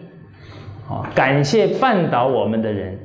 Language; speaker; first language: Chinese; native; Chinese